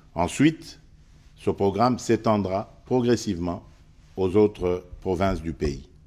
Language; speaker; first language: French; non-native, local second language; Luba-Lulua